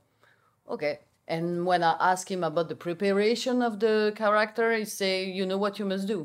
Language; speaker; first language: English; non-native, learner; French